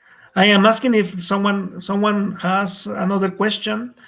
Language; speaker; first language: English; non-native, fluent; Spanish